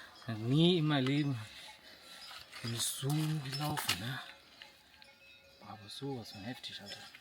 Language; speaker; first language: German; early bilingual, other home language; Tamil